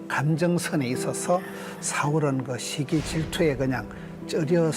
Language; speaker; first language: Korean; native; Korean